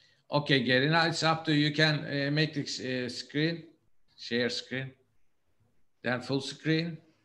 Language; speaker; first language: English; non-native, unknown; Turkish